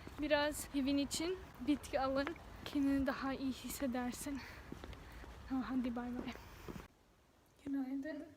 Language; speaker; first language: Turkish; non-native, fluent; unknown